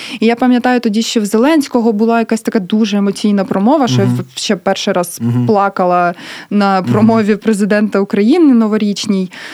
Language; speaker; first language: Ukrainian; native; Ukrainian